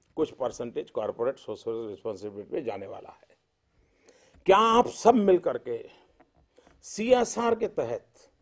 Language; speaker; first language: Hindi; non-native, local second language; Gujarati